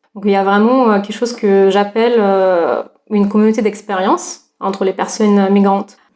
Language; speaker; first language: French; non-native, fluent; Russian